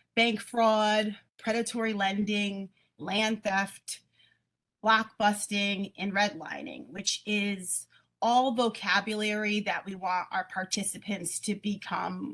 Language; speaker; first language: English; native; English